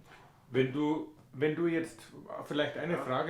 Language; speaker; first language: German; native; German